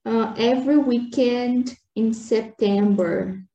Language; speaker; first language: English; non-native, fluent; Portuguese